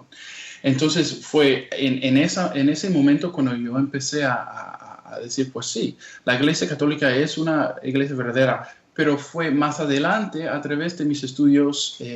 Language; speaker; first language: Spanish; non-native, fluent; English